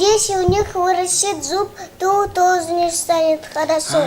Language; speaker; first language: Russian; non-native, local second language; Tajik